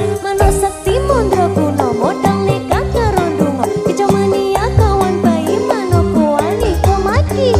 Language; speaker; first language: Indonesian; native; Indonesian